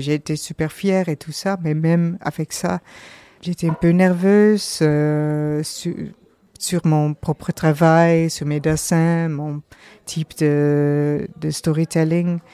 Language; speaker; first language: French; non-native, learner; Dutch